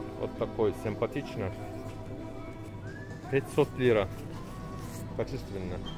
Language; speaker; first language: Russian; non-native, learner; Turkish